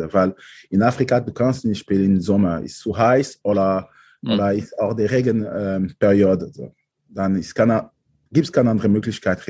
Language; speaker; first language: German; non-native, fluent; French